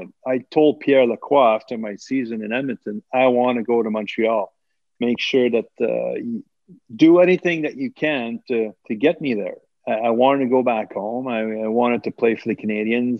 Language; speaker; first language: English; native; English